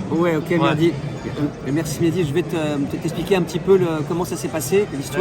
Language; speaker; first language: French; native; French